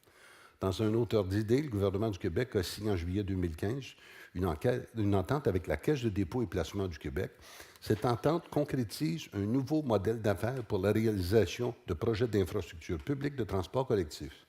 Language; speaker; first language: French; native; French